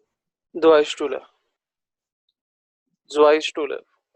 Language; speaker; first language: German; non-native, learner; Telugu